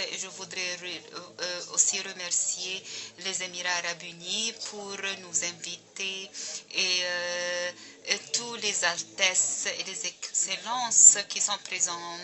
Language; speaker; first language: French; non-native, fluent; Arabic